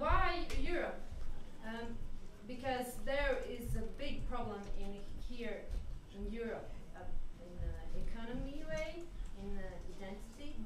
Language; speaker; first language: English; non-native, learner; French